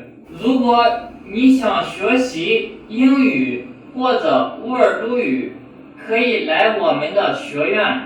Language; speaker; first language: Chinese; non-native, fluent; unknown